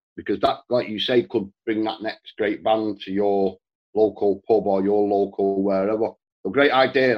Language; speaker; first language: English; native; English